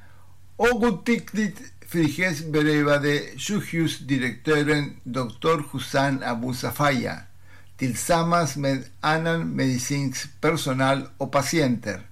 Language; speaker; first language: Swedish; non-native, fluent; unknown